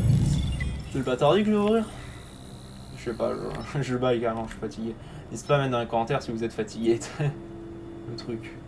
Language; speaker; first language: French; native; French